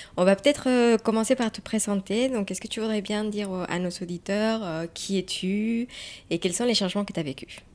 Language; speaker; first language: French; non-native, fluent; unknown